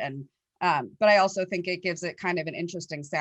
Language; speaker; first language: English; native; English